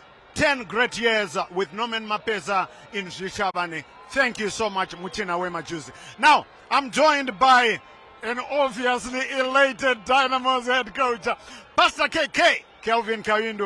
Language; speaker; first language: English; non-native, local second language; Shona